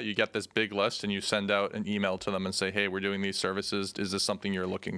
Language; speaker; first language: English; native; English